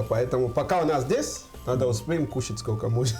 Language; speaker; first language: Russian; non-native, fluent; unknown